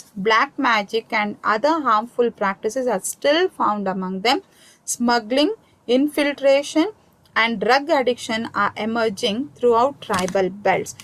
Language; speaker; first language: English; non-native, local second language; Kannada